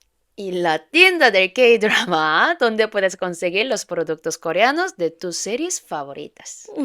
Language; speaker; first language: Spanish; non-native, fluent; Korean